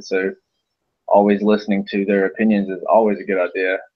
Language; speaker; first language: English; native; English